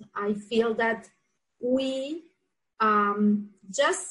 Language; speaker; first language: English; non-native, fluent; Spanish